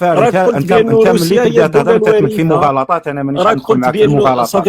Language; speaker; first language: Arabic; native; Arabic